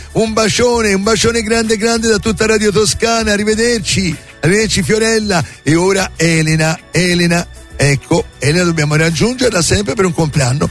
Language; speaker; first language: Italian; native; Italian